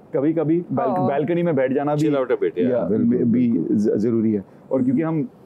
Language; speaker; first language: Hindi; native; Hindi